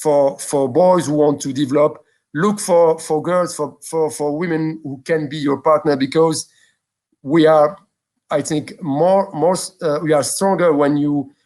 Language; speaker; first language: English; non-native, local second language; French